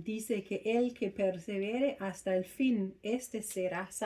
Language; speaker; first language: Spanish; non-native, fluent; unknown